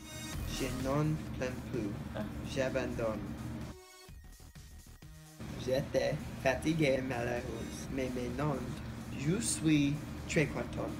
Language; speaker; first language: French; non-native, learner; English